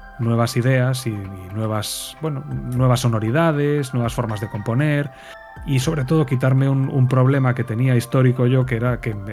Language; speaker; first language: Spanish; native; Spanish